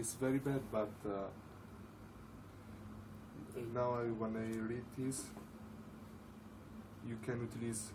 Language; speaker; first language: English; non-native, learner; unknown